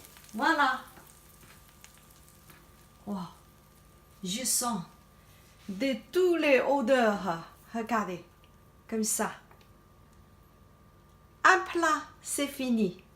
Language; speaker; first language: French; non-native, learner; Chinese